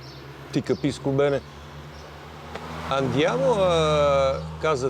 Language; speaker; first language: Italian; non-native, learner; Bulgarian